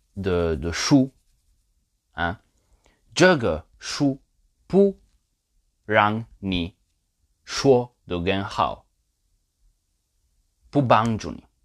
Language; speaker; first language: Chinese; non-native, learner; Polish